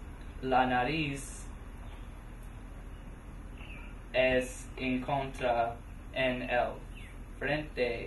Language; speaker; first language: Spanish; non-native, learner; English